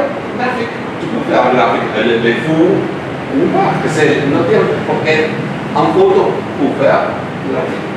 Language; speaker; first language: French; non-native, learner; Spanish